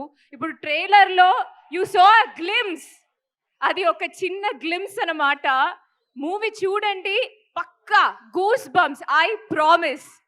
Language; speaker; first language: Telugu; non-native, fluent; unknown